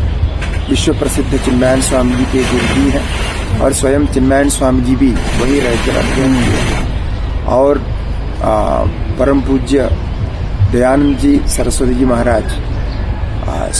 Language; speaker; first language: Hindi; non-native, local second language; Malayalam